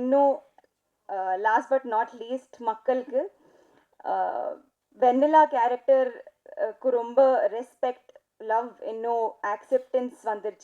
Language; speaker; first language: Tamil; non-native, learner; Telugu